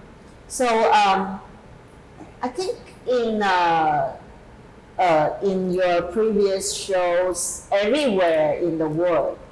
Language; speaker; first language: English; non-native, fluent; Chinese